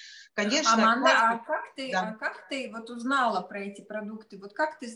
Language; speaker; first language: Russian; non-native, local second language; Latvian